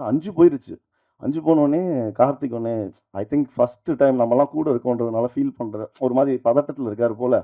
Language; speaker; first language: Tamil; native; Tamil